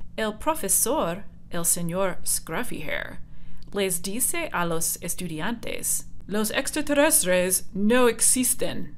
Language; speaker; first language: Spanish; non-native, fluent; English